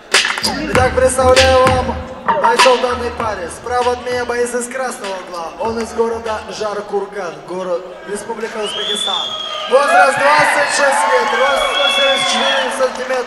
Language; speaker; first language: Russian; native; Russian